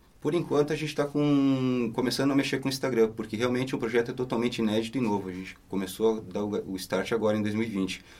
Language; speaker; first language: Portuguese; native; Portuguese